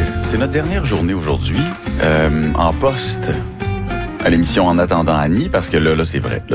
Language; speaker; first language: French; native; French